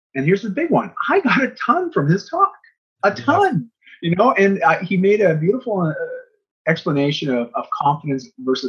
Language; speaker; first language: English; native; English